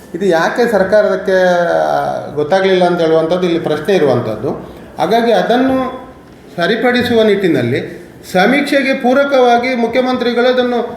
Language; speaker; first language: Kannada; non-native, local second language; Tulu